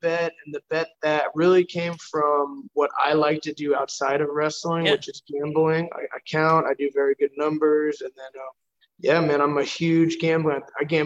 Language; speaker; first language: English; native; English